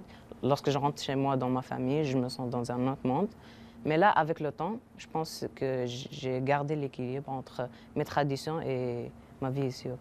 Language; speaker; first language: French; non-native, fluent; Arabic